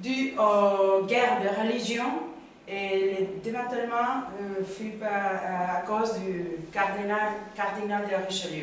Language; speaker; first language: French; non-native, learner; Spanish